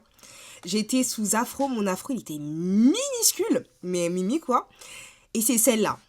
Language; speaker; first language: French; native; French